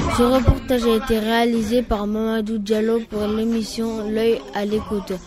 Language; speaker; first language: French; native; French